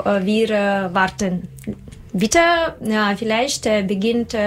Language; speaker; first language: German; non-native, learner; Russian